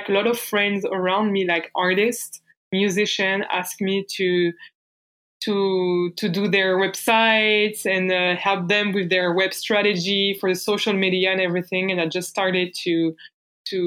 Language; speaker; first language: English; non-native, fluent; French